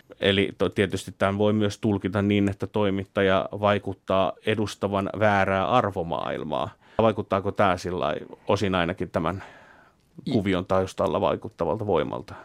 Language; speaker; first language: Finnish; native; Finnish